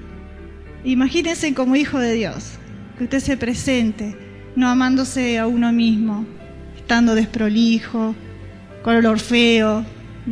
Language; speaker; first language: Spanish; native; Spanish